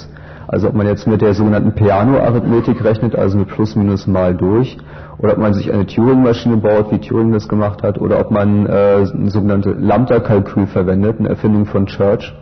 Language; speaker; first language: German; native; German